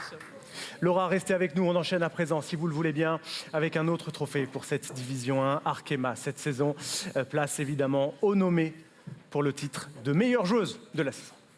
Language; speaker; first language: French; native; French